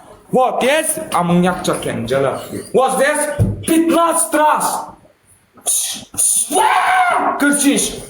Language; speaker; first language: Russian; non-native, learner; Turkmen